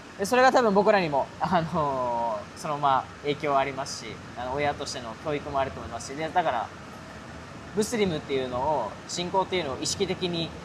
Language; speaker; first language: Japanese; early bilingual, other home language; Urdu